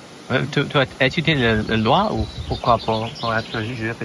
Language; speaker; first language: French; non-native, fluent; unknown